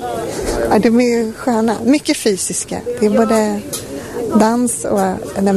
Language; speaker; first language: Swedish; native; Swedish